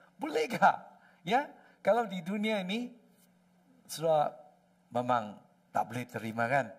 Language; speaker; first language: Malay; non-native, local second language; Chinese